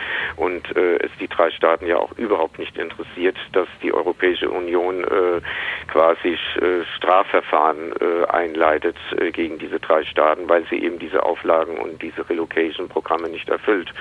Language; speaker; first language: German; native; German